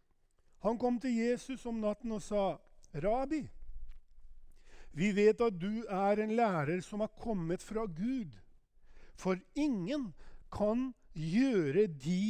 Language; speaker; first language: Norwegian; non-native, fluent; Albanian